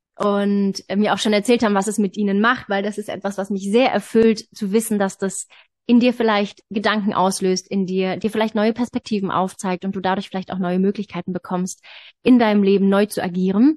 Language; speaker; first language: German; native; German